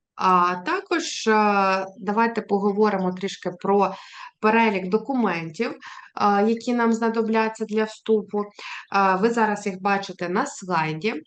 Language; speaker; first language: Ukrainian; native; Ukrainian